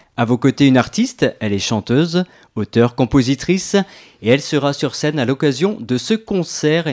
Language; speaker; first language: French; native; French